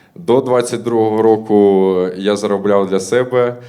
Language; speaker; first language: Ukrainian; native; Ukrainian